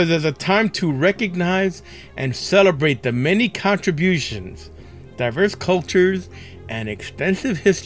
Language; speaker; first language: English; early bilingual, other home language; Spanish